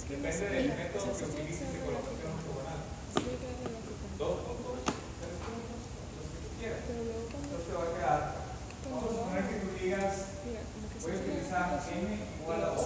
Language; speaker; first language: Spanish; native; Spanish